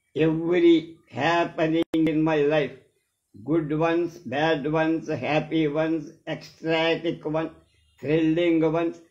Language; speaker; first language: English; non-native, local second language; Telugu